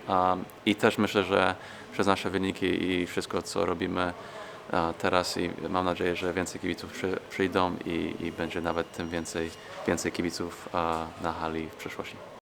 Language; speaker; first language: Polish; non-native, fluent; English